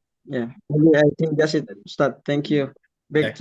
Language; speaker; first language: English; non-native, learner; Indonesian